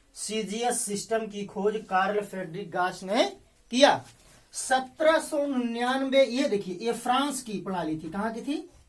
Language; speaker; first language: Hindi; native; Hindi